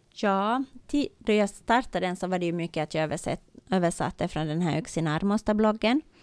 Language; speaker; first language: Swedish; native; Swedish